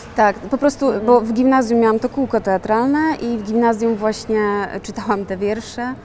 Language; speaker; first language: Polish; native; Polish